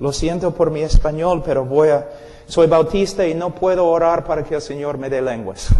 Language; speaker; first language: Spanish; non-native, fluent; English